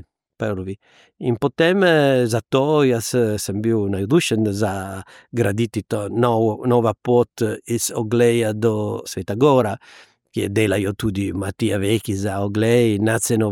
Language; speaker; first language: Slovenian; non-native, learner; Italian